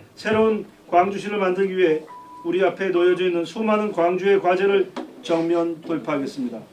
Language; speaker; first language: Korean; native; Korean